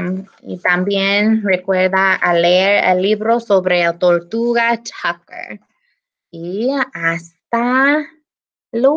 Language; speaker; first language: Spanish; non-native, learner; English